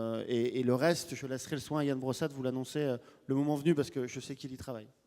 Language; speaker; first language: French; native; French